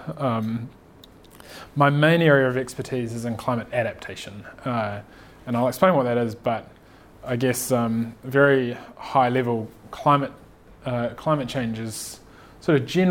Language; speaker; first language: English; native; English